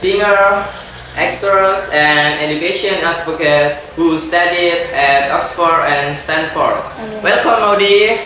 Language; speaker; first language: English; non-native, learner; Indonesian